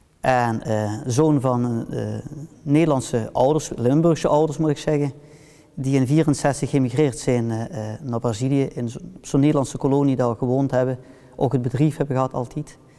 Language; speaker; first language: Dutch; early bilingual, heritage; Dutch